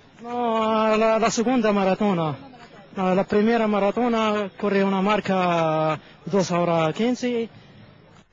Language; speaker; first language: Spanish; non-native, learner; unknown